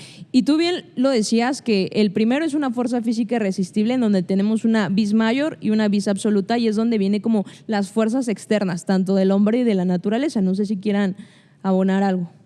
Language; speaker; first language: Spanish; native; Spanish